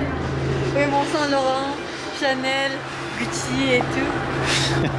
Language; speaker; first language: French; non-native, fluent; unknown